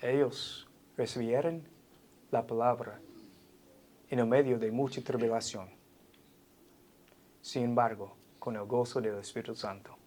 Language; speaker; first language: Spanish; non-native, fluent; English